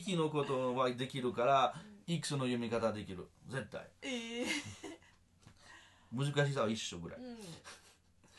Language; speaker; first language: Japanese; non-native, learner; French